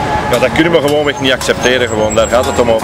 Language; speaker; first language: Dutch; native; Dutch